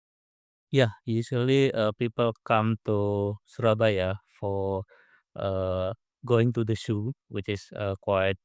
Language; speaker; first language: English; non-native, learner; Indonesian